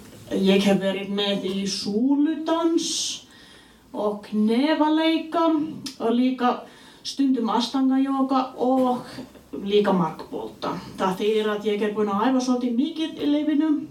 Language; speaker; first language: Icelandic; non-native, learner; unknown